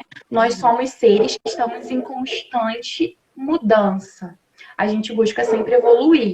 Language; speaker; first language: Portuguese; native; Portuguese